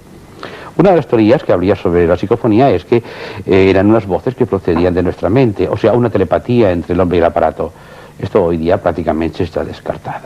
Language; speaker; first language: Spanish; native; Spanish